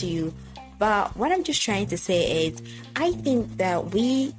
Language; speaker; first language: English; non-native, local second language; Yoruba